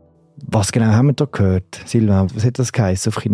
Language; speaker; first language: German; native; German